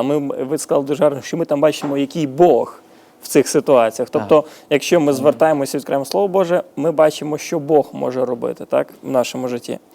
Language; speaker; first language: Ukrainian; native; Ukrainian